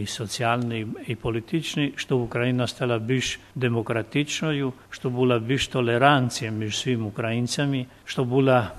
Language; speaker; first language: Ukrainian; non-native, fluent; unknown